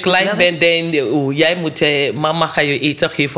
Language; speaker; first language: Dutch; non-native, learner; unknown